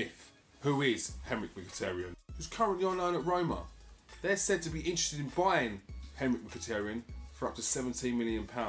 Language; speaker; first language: English; native; English